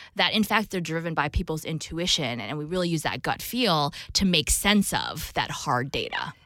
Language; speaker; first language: English; native; English